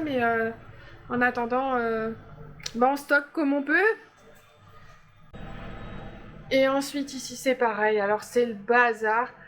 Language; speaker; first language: French; native; French